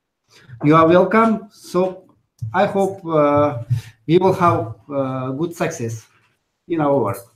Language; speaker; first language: English; non-native, fluent; Uzbek